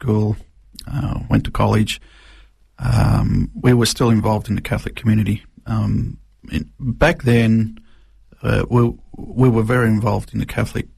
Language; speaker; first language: English; non-native, local second language; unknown